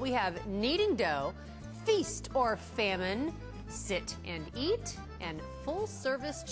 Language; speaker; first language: English; native; English